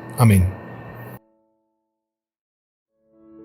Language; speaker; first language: Spanish; native; Spanish